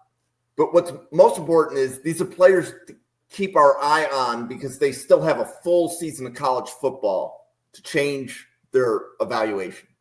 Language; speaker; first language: English; native; English